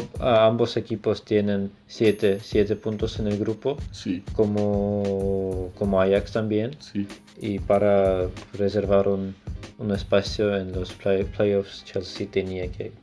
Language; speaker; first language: Spanish; non-native, learner; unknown